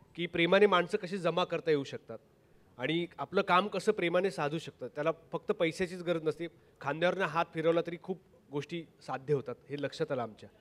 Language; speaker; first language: Marathi; native; Marathi